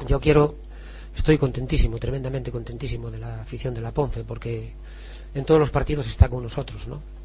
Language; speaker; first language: Spanish; native; Spanish